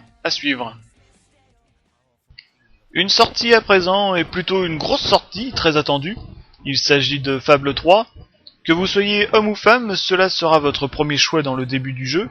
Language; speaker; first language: French; native; French